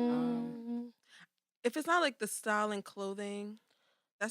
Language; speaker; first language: English; native; English